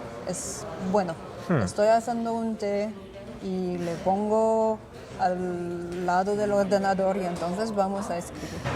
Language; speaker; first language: Spanish; non-native, fluent; French